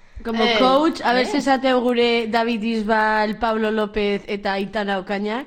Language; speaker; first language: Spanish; non-native, local second language; Basque